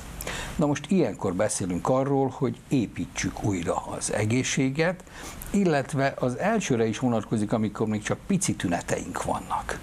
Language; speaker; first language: Hungarian; native; Hungarian